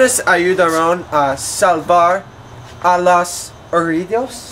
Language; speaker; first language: Spanish; non-native, learner; English